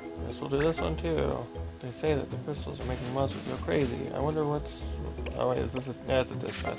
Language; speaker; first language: English; native; English